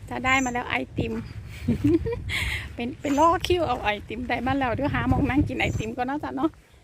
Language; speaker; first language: Thai; native; Thai